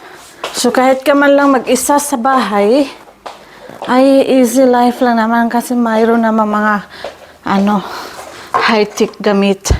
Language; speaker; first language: Filipino; native; Filipino